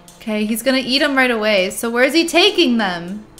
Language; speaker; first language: English; native; English